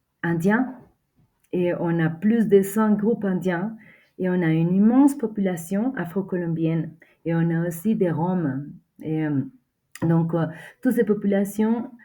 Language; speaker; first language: French; non-native, fluent; Spanish